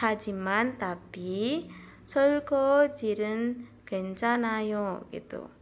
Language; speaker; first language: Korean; non-native, fluent; Indonesian